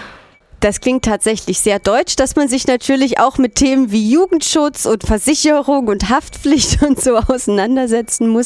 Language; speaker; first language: German; native; German